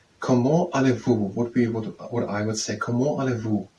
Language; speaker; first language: French; non-native, learner; English